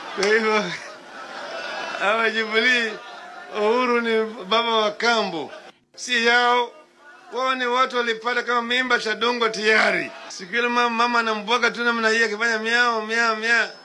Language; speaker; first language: Swahili; non-native, local second language; Luo (Kenya and Tanzania)